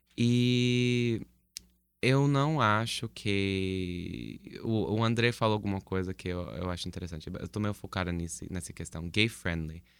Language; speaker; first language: Portuguese; non-native, fluent; English